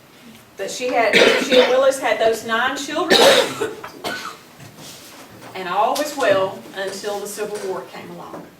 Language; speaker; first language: English; native; English